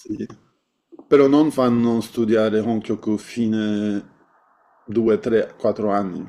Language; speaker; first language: Italian; non-native, fluent; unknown